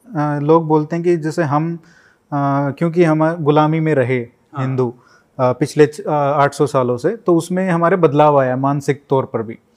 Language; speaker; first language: Hindi; native; Hindi